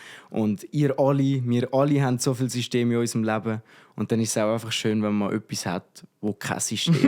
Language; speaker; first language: German; native; German